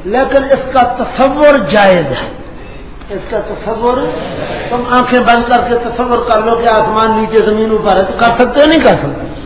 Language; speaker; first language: Urdu; non-native, local second language; Punjabi